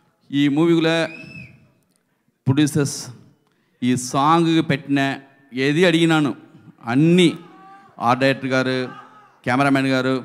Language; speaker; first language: Telugu; non-native, learner; Tamil